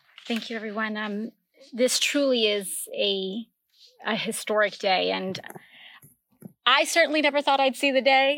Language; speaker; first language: English; early bilingual, other home language; Spanish